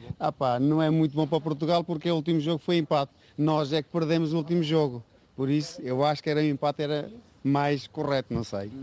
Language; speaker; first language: Portuguese; non-native, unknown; Uzbek